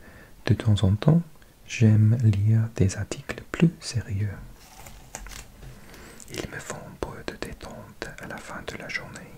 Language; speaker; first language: French; non-native, learner; English